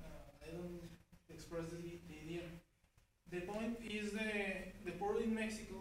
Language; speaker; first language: English; non-native, learner; Spanish